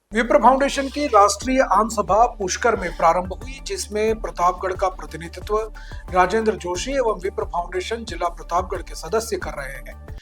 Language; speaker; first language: Hindi; native; Hindi